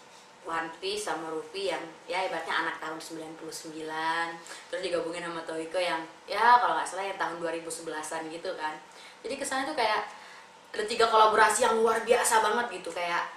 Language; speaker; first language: Indonesian; native; Indonesian